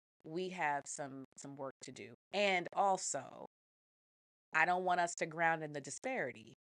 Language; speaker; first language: English; native; English